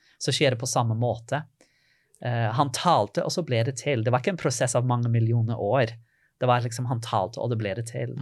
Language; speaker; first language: Norwegian; non-native, fluent; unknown